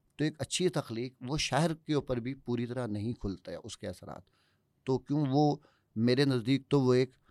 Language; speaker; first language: Urdu; native; Urdu